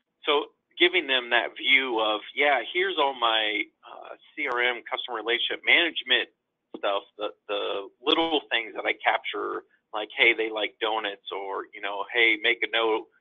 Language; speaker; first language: English; native; English